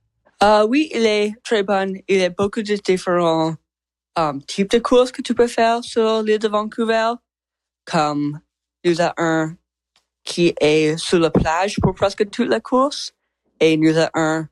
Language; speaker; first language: French; non-native, local second language; English